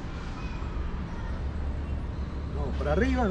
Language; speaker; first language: Spanish; native; Spanish